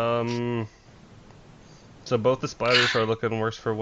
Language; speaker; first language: English; native; English